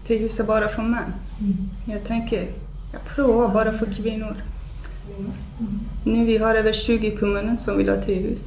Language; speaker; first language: Swedish; non-native, fluent; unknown